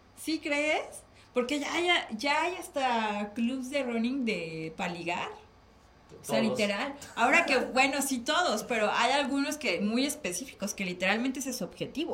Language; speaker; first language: Spanish; native; Spanish